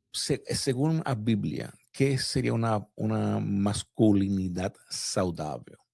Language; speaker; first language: Portuguese; non-native, fluent; Spanish